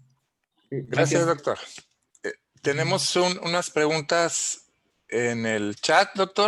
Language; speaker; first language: Spanish; native; Spanish